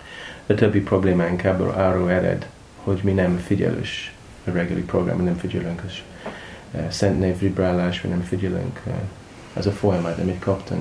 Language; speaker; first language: Hungarian; non-native, learner; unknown